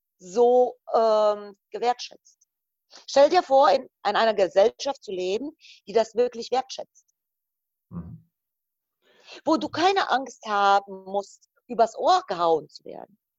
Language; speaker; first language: German; non-native, fluent; Croatian